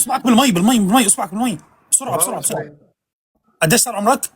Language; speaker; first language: Arabic; native; Arabic